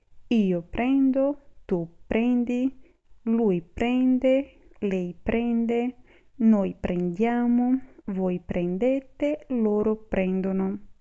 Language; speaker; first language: Italian; non-native, fluent; Portuguese